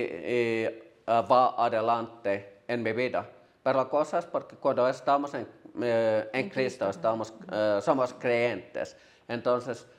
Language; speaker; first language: Spanish; non-native, learner; Finnish